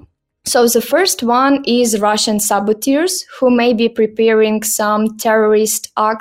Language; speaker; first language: English; non-native, learner; Ukrainian